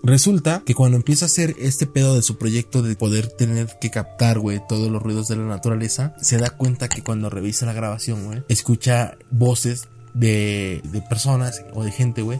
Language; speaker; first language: Spanish; native; Spanish